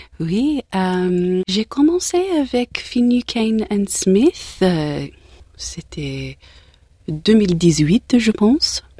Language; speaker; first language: French; non-native, learner; English